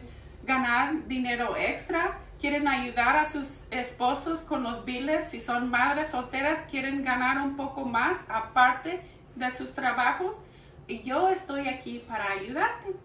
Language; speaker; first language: Spanish; early bilingual, heritage; Spanish